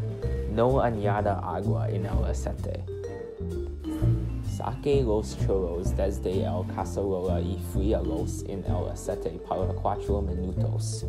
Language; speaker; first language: Spanish; non-native, learner; English